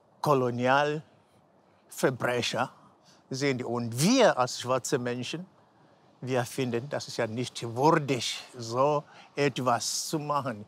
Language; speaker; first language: German; non-native, fluent; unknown